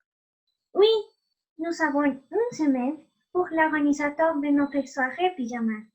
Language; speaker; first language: French; non-native, learner; Spanish